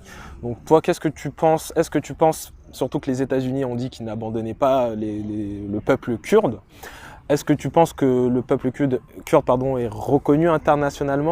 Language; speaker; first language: French; native; French